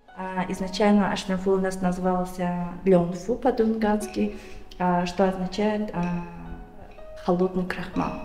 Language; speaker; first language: Russian; non-native, local second language; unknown